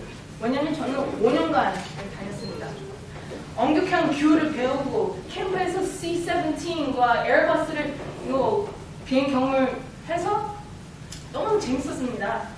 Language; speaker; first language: Korean; early bilingual, heritage; Korean